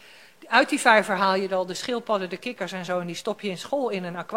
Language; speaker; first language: Dutch; native; Dutch